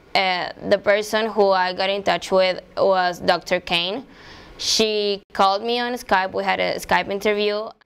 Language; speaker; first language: English; non-native, fluent; Spanish